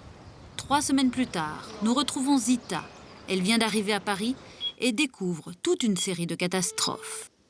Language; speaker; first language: French; native; French